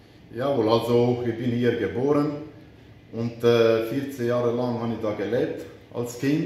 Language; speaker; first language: German; non-native, fluent; Albanian